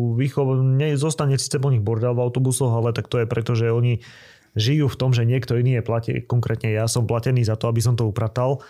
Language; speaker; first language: Slovak; native; Slovak